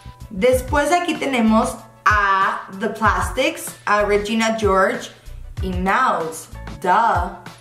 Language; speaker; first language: Spanish; native; Spanish